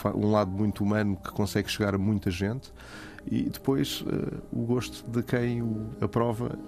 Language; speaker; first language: Portuguese; native; Portuguese